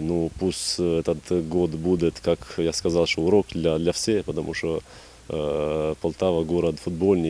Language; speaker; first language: Russian; non-native, fluent; Albanian